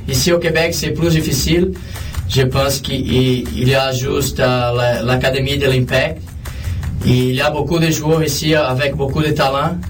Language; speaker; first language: French; non-native, fluent; Portuguese